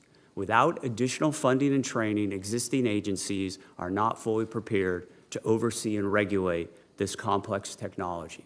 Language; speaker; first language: English; native; English